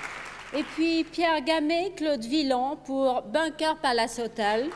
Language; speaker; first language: French; native; French